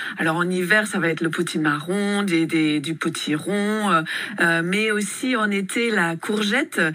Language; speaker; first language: French; native; French